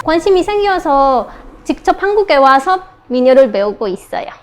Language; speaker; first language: Korean; non-native, fluent; Spanish